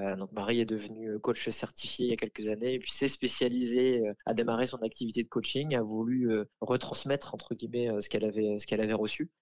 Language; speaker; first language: French; native; French